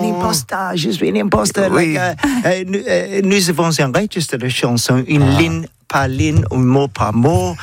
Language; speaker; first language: French; non-native, learner; English